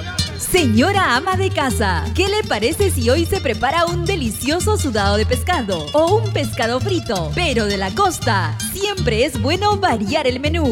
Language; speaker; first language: Spanish; native; Spanish